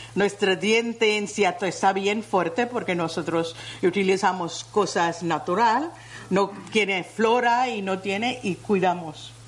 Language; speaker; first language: Spanish; non-native, learner; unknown